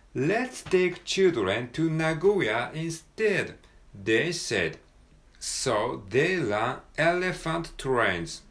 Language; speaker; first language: English; non-native, learner; Japanese